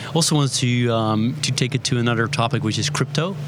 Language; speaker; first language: English; non-native, fluent; Dutch